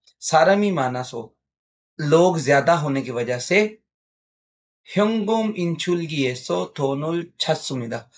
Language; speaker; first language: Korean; non-native, learner; Urdu